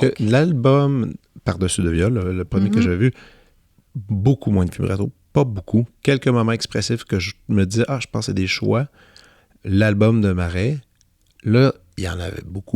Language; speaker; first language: French; native; French